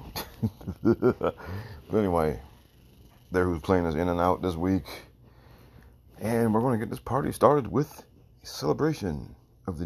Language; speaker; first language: English; native; English